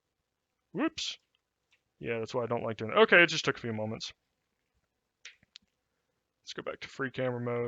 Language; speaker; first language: English; native; English